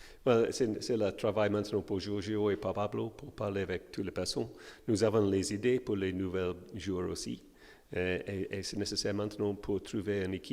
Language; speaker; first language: French; non-native, learner; English